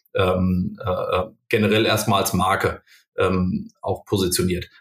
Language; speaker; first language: German; native; German